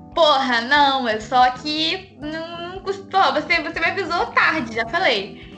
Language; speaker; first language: Portuguese; native; Portuguese